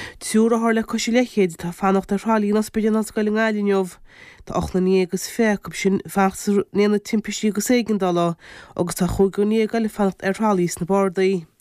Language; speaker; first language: Irish; native; Irish